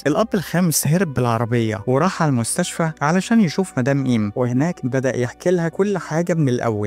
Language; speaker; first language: Arabic; native; Arabic